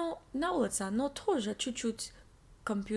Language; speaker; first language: Russian; non-native, learner; English